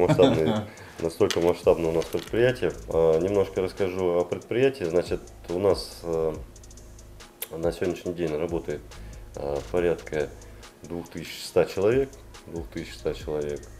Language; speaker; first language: Russian; native; Russian